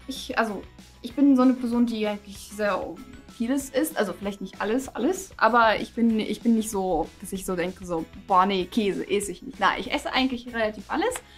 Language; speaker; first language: German; non-native, fluent; Russian